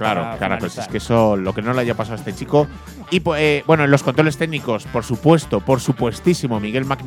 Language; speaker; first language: Spanish; native; Spanish